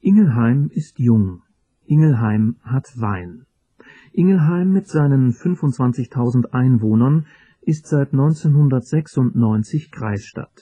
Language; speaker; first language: German; native; German